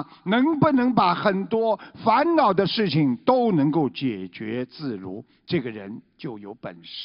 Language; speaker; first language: Chinese; native; Chinese